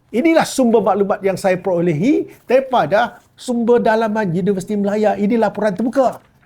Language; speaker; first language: Malay; non-native, local second language; Chinese